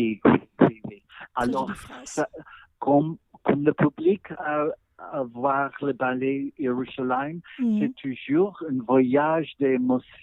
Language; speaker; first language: French; non-native, learner; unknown